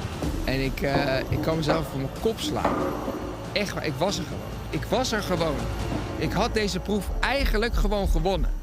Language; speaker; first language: Dutch; native; Dutch